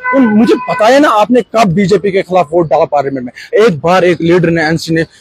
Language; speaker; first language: Hindi; non-native, local second language; Kashmiri